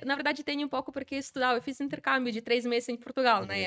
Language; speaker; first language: Portuguese; non-native, fluent; Ukrainian